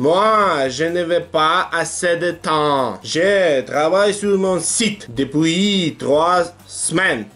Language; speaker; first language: French; non-native, learner; Russian